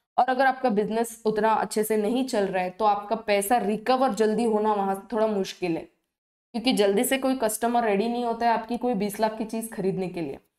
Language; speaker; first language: Hindi; native; Hindi